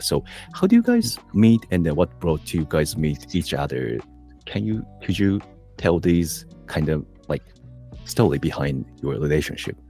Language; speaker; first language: English; non-native, learner; Japanese